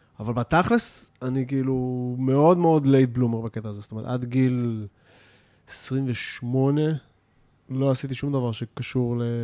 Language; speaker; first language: Hebrew; native; Hebrew